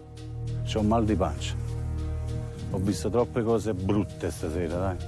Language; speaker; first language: Italian; native; Italian